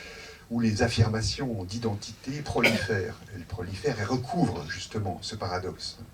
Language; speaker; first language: French; native; French